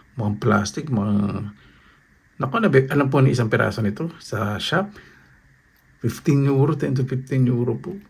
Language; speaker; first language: Filipino; native; Filipino